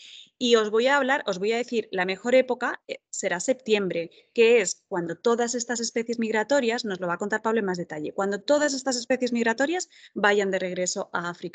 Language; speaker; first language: Spanish; native; Spanish